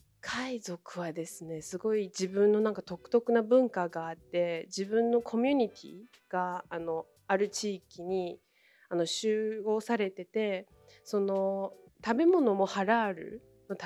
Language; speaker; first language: Japanese; non-native, fluent; Chinese